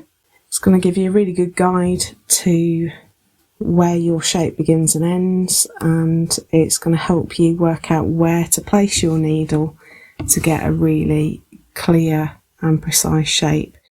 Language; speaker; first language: English; native; English